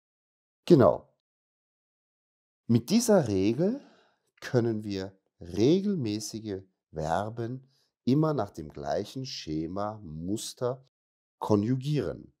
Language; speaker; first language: German; non-native, fluent; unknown